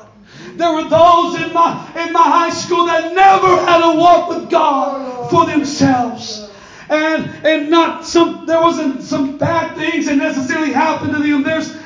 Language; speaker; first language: English; native; English